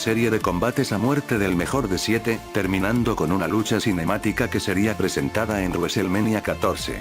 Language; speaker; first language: Spanish; native; Spanish